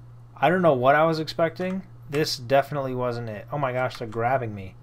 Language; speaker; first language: English; native; English